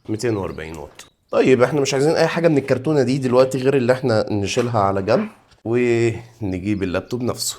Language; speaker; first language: Arabic; native; Arabic